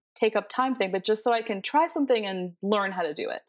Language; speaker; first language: English; early bilingual, other home language; Spanish